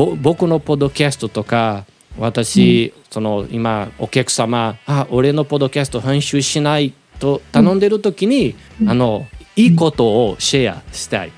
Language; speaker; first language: Japanese; non-native, learner; Portuguese